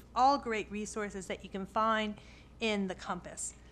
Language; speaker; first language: English; native; English